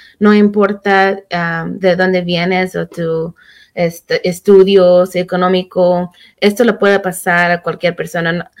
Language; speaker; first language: Spanish; early bilingual, heritage; Spanish